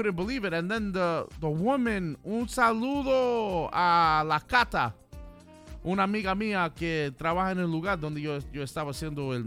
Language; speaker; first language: Spanish; early bilingual, heritage; Spanish